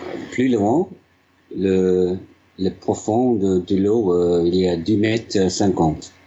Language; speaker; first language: French; non-native, learner; English